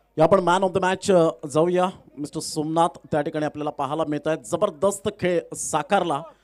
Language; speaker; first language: Marathi; native; Marathi